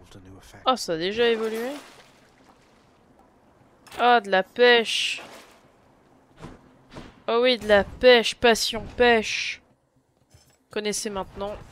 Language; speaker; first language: French; native; French